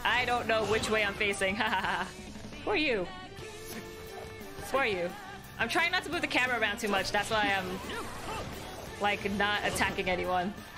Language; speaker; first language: English; native; English